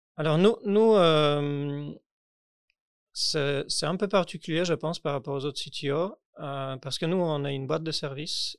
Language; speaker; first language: French; non-native, fluent; Polish